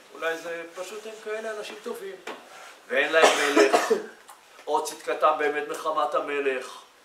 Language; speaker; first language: Hebrew; native; Hebrew